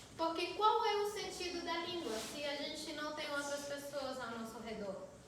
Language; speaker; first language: Portuguese; non-native, fluent; Spanish